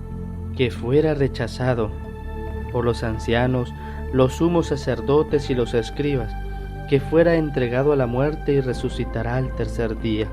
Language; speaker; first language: Spanish; native; Spanish